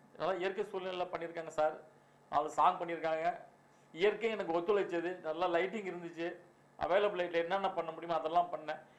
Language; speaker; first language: Tamil; native; Tamil